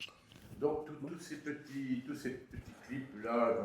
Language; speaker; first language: French; native; French